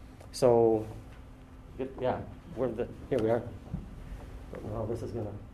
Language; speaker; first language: English; native; English